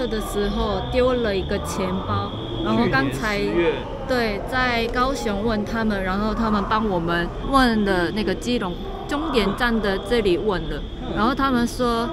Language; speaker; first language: Chinese; non-native, learner; Korean